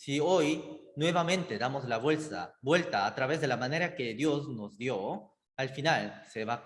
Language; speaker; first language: Spanish; native; Spanish